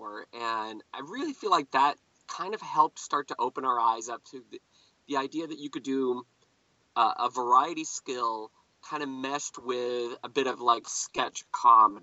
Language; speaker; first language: English; native; English